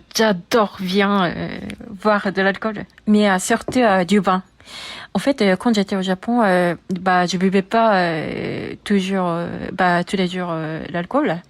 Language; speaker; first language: French; non-native, learner; Japanese